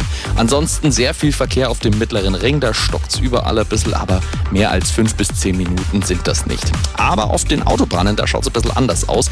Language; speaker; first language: German; native; German